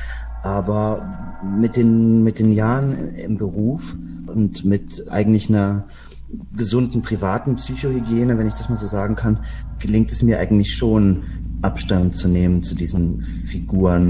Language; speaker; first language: German; native; German